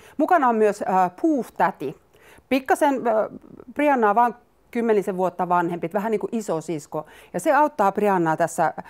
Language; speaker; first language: Finnish; native; Finnish